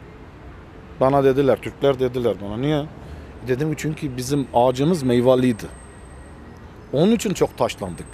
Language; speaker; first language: Turkish; early bilingual, heritage; Armenian